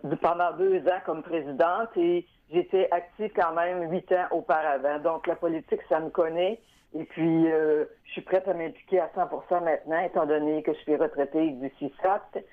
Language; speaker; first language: French; native; French